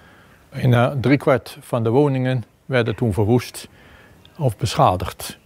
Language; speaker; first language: Dutch; native; Dutch